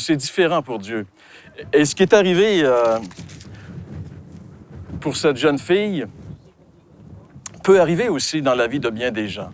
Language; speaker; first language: French; native; French